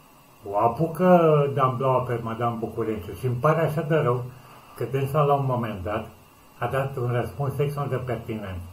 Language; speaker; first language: Romanian; native; Romanian